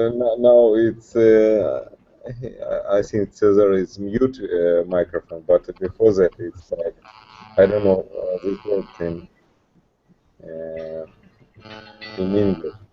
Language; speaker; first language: English; non-native, learner; Russian